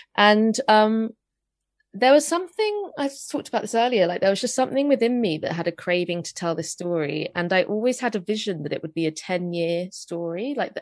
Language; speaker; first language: English; native; English